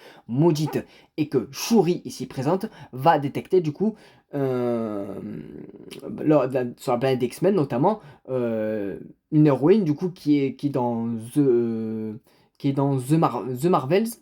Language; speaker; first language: French; native; French